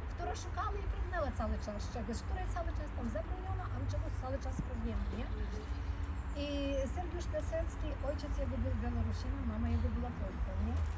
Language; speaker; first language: Polish; early bilingual, heritage; Polish